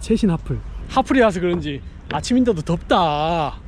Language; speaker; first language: Korean; native; Korean